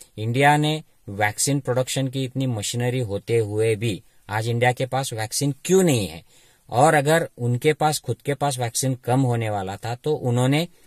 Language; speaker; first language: Hindi; non-native, local second language; Marathi